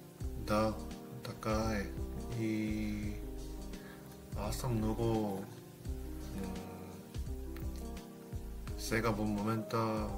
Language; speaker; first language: Bulgarian; non-native, learner; Korean